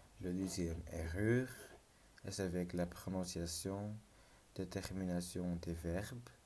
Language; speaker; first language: French; non-native, learner; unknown